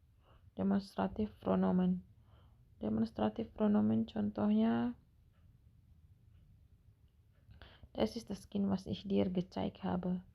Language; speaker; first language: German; non-native, learner; Indonesian